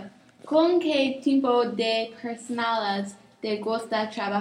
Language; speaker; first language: Spanish; non-native, learner; English